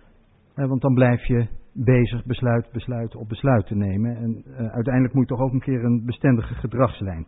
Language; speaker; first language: Dutch; native; Dutch